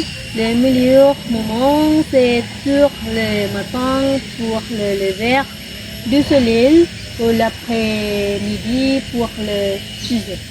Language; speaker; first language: French; non-native, learner; Indonesian